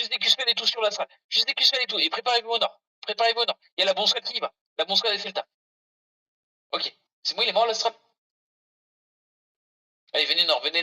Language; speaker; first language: French; native; French